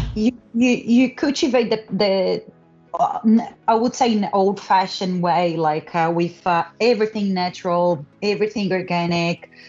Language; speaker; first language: English; non-native, learner; Portuguese